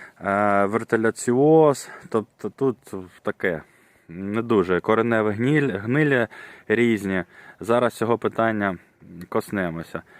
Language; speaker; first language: Ukrainian; non-native, local second language; Russian